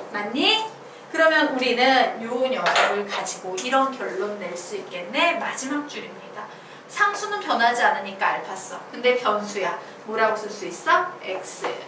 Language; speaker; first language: Korean; native; Korean